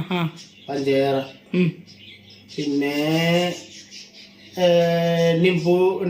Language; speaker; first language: Malayalam; non-native, learner; Hindi